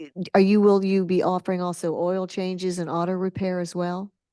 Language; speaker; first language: English; native; English